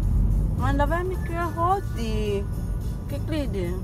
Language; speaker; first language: Danish; non-native, learner; Cebuano